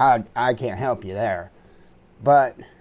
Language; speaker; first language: English; native; English